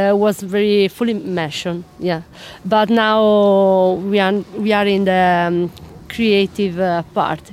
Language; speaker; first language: English; non-native, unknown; Italian